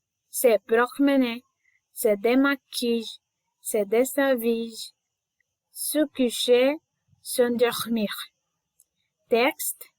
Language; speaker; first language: French; non-native, learner; Spanish